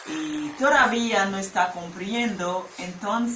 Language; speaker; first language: Spanish; non-native, learner; Haitian Creole